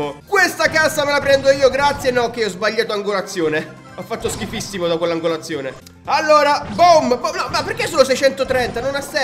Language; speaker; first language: Italian; native; Italian